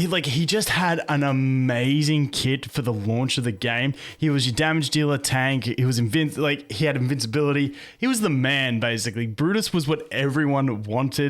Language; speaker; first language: English; native; English